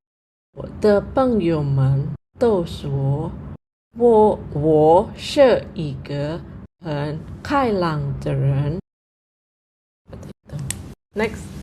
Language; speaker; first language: Chinese; non-native, fluent; Indonesian